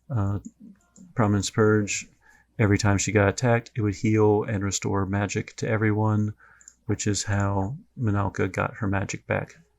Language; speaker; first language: English; native; English